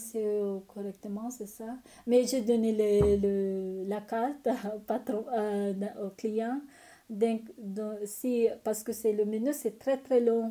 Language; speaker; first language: French; non-native, learner; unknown